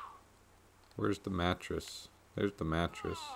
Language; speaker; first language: English; native; English